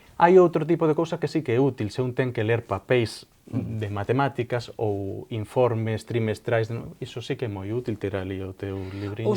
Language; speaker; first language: Galician; native; Galician